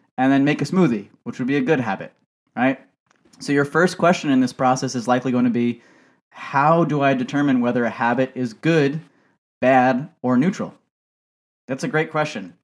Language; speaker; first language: English; native; English